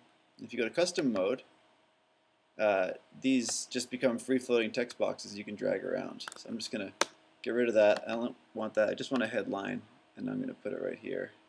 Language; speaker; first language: English; native; English